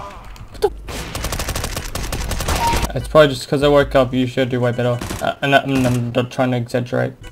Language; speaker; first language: English; native; English